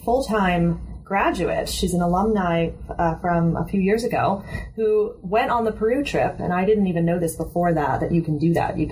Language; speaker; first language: English; native; English